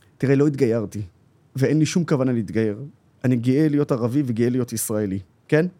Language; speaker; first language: Hebrew; non-native, local second language; Arabic